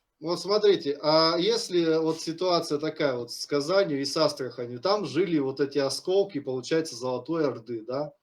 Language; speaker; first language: Russian; native; Russian